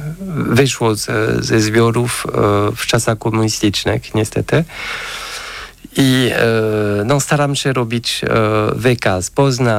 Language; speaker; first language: Polish; non-native, fluent; French